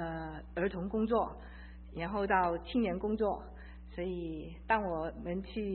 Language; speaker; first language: Chinese; early bilingual, heritage; Chinese